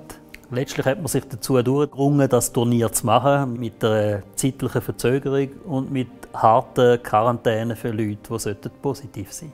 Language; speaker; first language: German; native; German